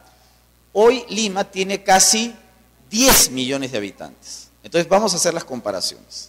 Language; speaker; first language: Spanish; native; Spanish